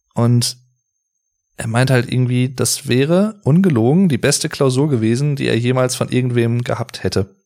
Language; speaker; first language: German; native; German